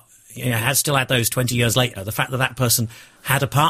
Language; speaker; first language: English; native; English